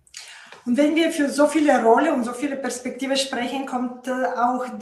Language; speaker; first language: German; non-native, fluent; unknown